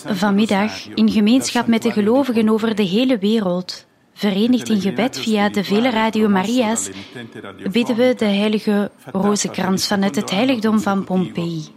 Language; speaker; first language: Dutch; native; Dutch